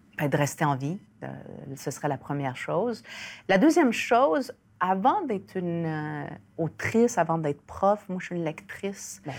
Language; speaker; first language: French; early bilingual, other home language; Spanish